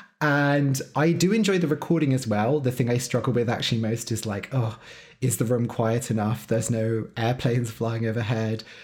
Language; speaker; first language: English; native; English